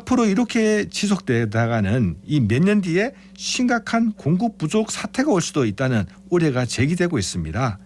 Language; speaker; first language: Korean; native; Korean